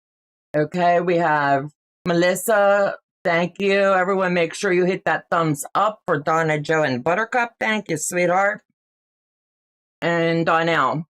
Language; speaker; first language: English; native; English